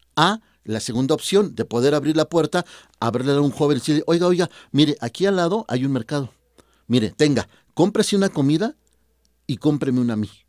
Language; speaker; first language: Spanish; native; Spanish